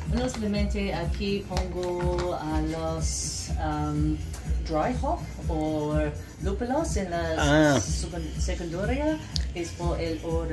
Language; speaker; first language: Spanish; non-native, learner; English